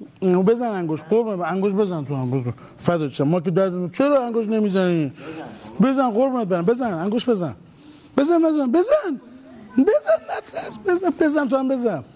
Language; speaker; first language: Persian; native; Persian